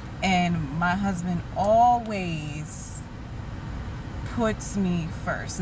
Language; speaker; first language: English; native; English